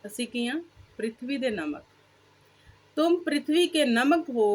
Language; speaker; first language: Hindi; non-native, local second language; Punjabi